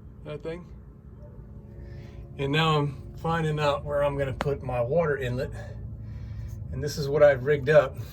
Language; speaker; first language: English; native; English